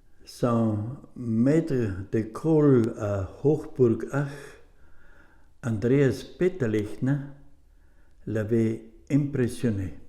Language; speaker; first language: French; non-native, learner; German